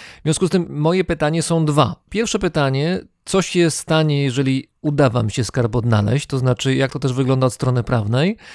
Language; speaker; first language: Polish; native; Polish